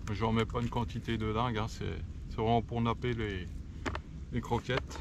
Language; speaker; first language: French; native; French